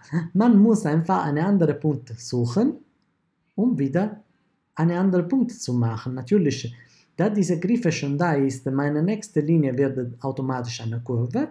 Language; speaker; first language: German; non-native, fluent; Italian